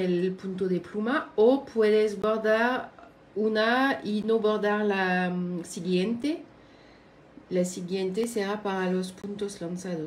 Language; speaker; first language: Spanish; non-native, learner; French